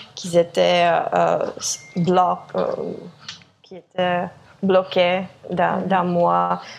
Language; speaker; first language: French; non-native, fluent; Czech